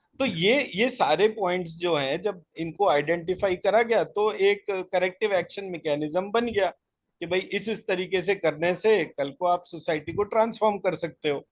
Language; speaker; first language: Hindi; native; Hindi